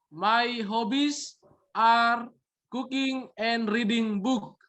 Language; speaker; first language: English; non-native, learner; Indonesian